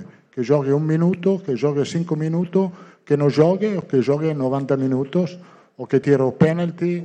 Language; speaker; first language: Portuguese; non-native, learner; Italian